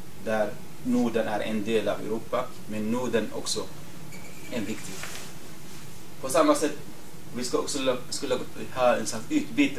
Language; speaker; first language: Swedish; non-native, fluent; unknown